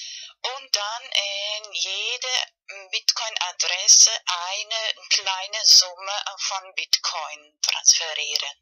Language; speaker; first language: German; non-native, learner; Spanish